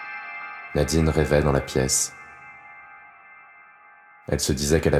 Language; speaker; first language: French; native; French